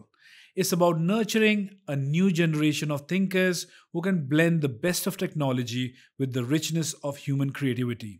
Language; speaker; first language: English; non-native, local second language; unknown